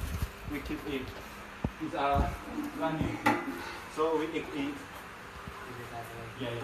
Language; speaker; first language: English; non-native, learner; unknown